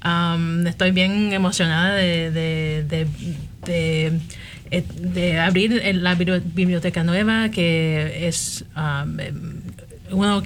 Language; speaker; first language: Spanish; early bilingual, heritage; Spanish